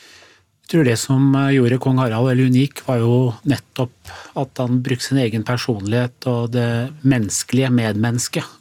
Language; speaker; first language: Norwegian; native; Norwegian